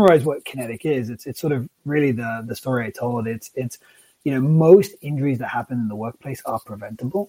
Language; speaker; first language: English; native; English